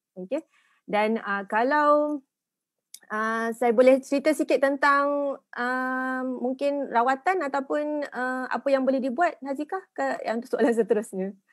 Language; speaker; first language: Malay; native; Malay